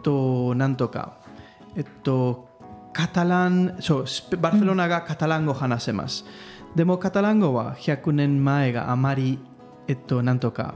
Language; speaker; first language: Japanese; non-native, learner; Catalan